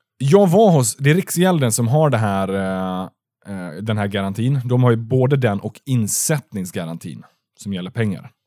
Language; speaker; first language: Swedish; native; Swedish